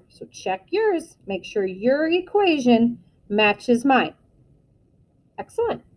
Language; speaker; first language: English; native; English